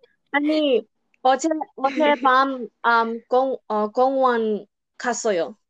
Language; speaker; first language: Korean; non-native, learner; English